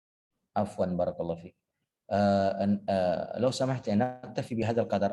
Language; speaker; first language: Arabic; non-native, fluent; Indonesian